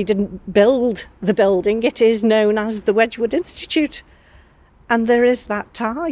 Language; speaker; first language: English; native; English